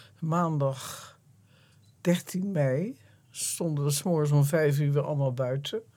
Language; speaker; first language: Dutch; native; Dutch